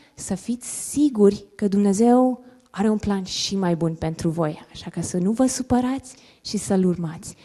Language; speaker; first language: Romanian; non-native, learner; English